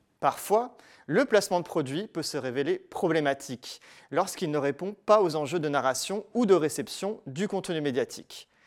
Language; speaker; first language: French; native; French